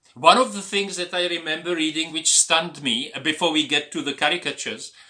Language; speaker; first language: English; non-native, fluent; Czech